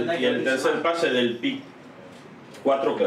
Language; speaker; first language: Spanish; native; Spanish